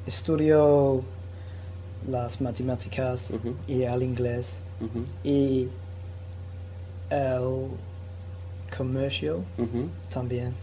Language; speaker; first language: Spanish; non-native, learner; English